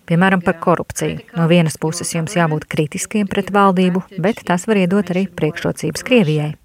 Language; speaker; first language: Latvian; native; Latvian